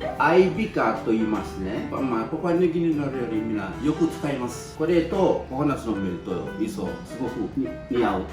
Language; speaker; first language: Japanese; non-native, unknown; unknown